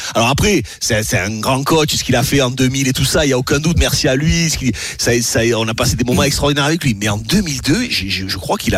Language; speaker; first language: French; native; French